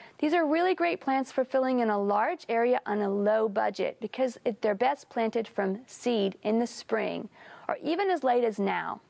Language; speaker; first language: English; native; English